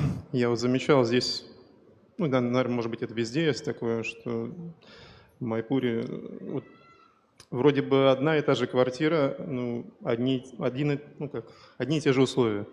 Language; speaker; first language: Russian; native; Russian